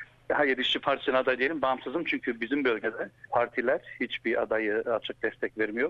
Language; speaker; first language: Turkish; early bilingual, heritage; Turkish